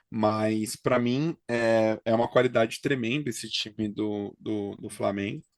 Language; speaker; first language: Portuguese; native; Portuguese